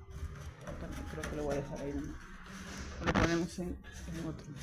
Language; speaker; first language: Spanish; native; Spanish